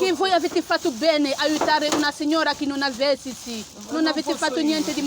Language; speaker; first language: Italian; non-native, learner; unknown